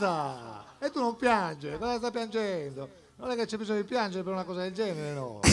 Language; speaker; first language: Italian; native; Italian